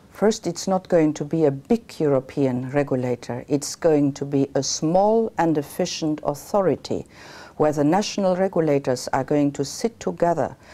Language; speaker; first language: English; non-native, fluent; Luxembourgish